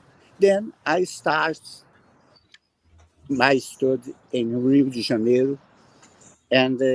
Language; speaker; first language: English; non-native, learner; Portuguese